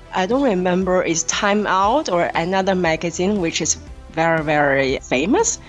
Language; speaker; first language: English; non-native, fluent; Chinese